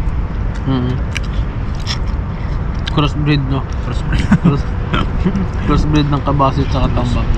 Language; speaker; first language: Filipino; native; Filipino